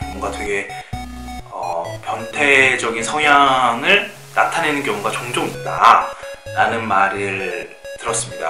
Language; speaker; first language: Korean; native; Korean